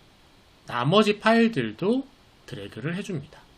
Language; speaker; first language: Korean; native; Korean